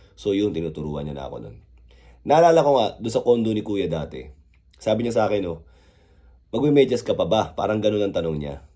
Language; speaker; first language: Filipino; early bilingual, other home language; Korean